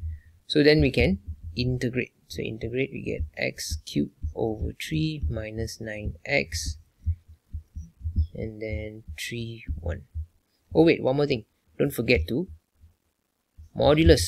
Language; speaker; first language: English; non-native, local second language; Malay